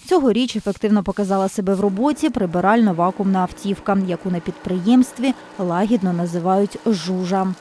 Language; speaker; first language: Ukrainian; native; Ukrainian